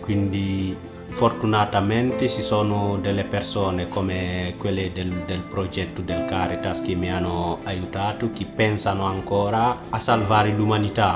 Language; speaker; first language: Italian; non-native, fluent; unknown